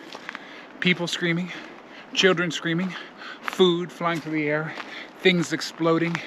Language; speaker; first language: English; native; English